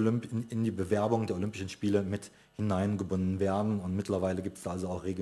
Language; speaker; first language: German; native; German